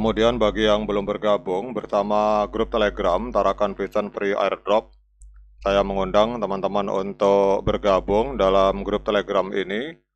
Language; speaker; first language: Indonesian; native; Indonesian